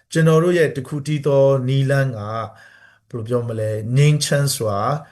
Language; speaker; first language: Burmese; non-native, local second language; Hakha Chin